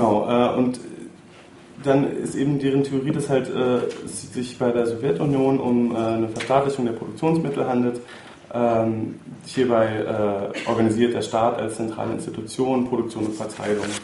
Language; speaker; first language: German; native; German